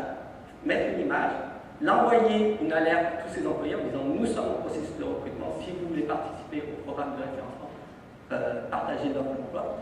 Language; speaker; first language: French; native; French